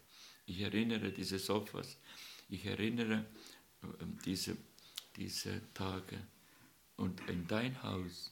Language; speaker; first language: German; non-native, learner; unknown